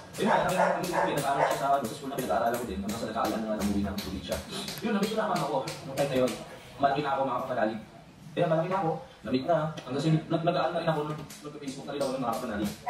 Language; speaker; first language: Filipino; native; Filipino